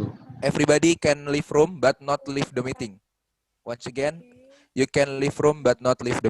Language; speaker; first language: English; non-native, fluent; Indonesian